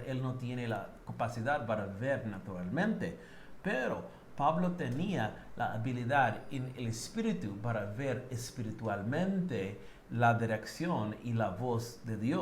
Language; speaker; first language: Spanish; non-native, learner; English